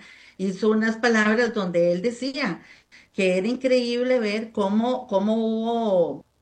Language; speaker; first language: Spanish; native; Spanish